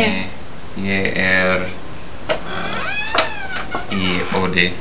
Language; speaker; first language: Icelandic; non-native, learner; English